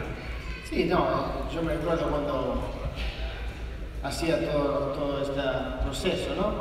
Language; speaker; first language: Spanish; non-native, learner; Italian